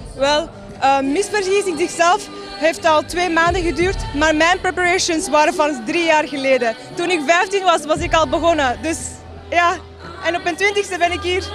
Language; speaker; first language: Dutch; early bilingual, other home language; Tibetan